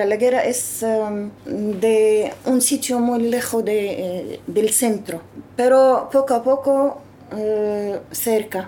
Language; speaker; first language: Spanish; non-native, learner; Arabic